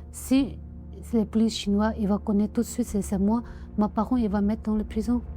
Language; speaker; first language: French; non-native, learner; Tibetan